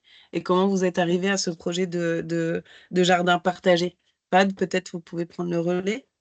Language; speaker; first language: French; native; French